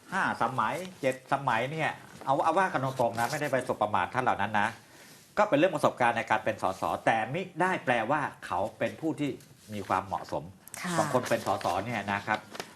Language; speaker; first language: Thai; native; Thai